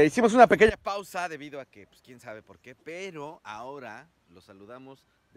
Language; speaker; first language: Spanish; native; Spanish